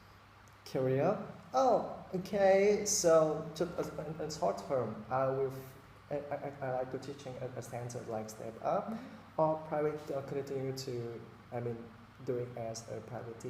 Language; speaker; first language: English; non-native, fluent; Vietnamese